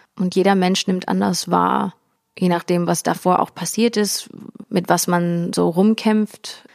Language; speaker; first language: German; early bilingual, heritage; English